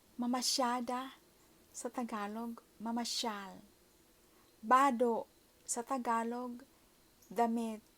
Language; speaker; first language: Filipino; non-native, local second language; Waray